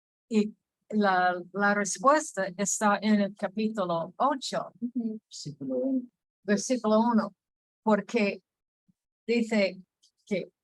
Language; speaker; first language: Spanish; non-native, fluent; English